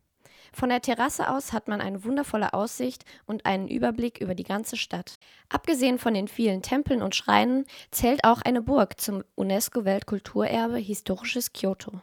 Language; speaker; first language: German; native; German